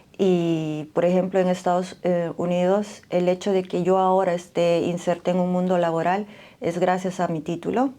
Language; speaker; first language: Spanish; native; Spanish